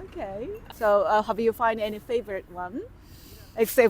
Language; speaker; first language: English; non-native, local second language; Japanese